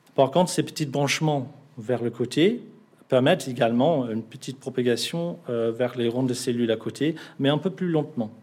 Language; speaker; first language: French; non-native, fluent; English